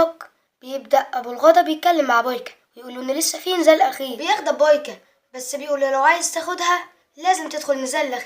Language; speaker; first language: Arabic; native; Arabic